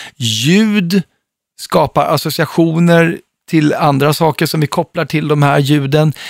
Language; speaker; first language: Swedish; native; Swedish